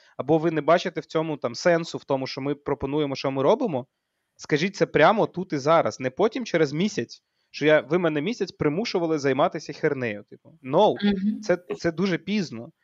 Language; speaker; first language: Ukrainian; native; Ukrainian